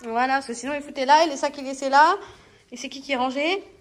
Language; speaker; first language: French; native; French